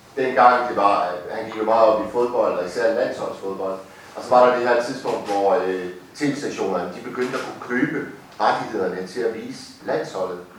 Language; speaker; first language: Danish; native; Danish